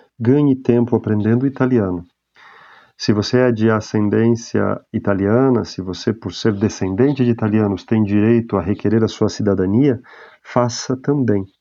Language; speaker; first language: Portuguese; native; Portuguese